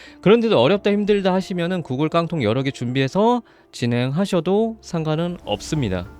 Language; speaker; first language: Korean; native; Korean